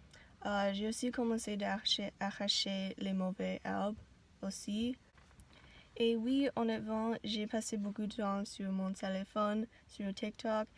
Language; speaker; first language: French; non-native, learner; English